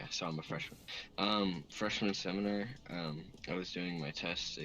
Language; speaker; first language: English; native; English